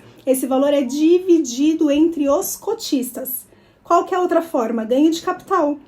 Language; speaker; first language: Portuguese; native; Portuguese